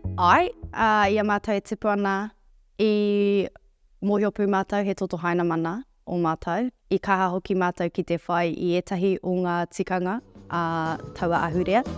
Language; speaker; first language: Māori; native; Māori